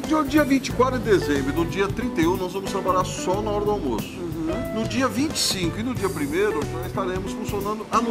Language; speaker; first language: Portuguese; native; Portuguese